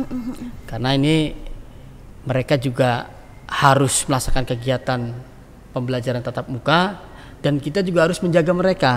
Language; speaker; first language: Indonesian; native; Indonesian